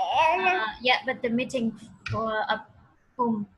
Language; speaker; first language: English; non-native, fluent; Vietnamese